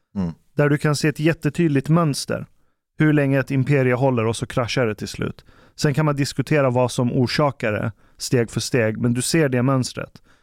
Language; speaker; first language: Swedish; early bilingual, other home language; Persian